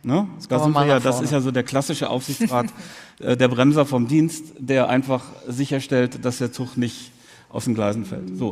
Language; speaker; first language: German; native; German